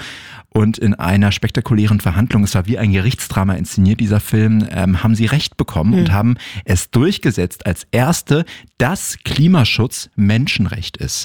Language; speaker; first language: German; native; German